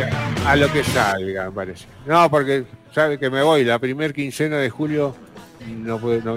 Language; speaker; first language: Spanish; native; Spanish